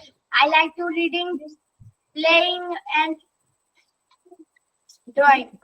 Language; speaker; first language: English; non-native, learner; Hindi